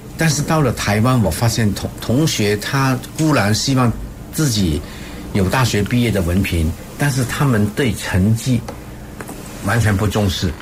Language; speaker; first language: Chinese; native; Chinese